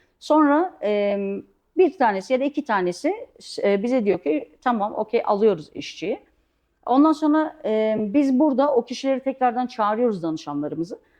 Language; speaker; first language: Turkish; early bilingual, heritage; Turkish